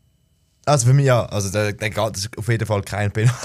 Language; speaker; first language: German; native; German